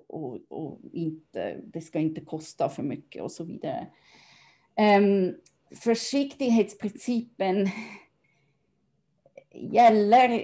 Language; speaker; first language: Swedish; non-native, fluent; German